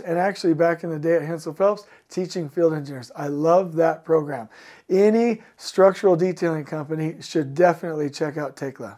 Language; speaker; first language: English; native; English